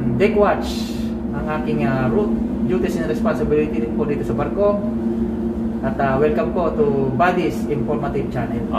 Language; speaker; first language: Filipino; native; Filipino